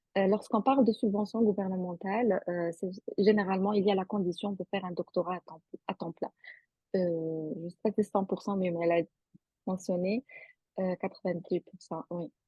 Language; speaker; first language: French; non-native, local second language; Arabic